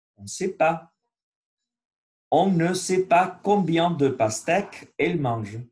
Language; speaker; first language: French; non-native, learner; Spanish